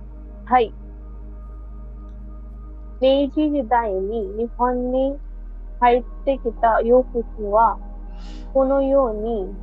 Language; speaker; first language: Japanese; non-native, learner; Hindi